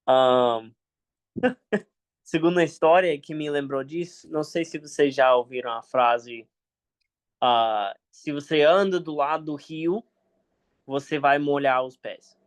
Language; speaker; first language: Portuguese; non-native, fluent; English